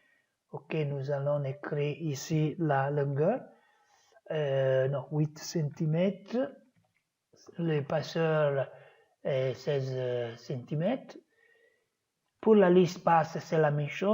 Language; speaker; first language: French; non-native, fluent; Italian